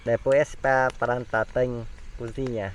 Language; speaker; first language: Portuguese; non-native, learner; Vietnamese